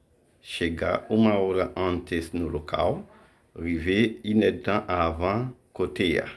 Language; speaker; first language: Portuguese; non-native, fluent; Haitian Creole